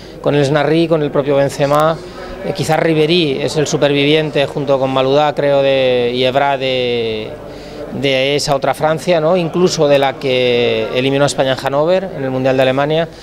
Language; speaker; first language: Spanish; native; Spanish